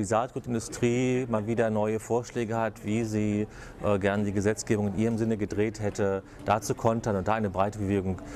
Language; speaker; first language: German; native; German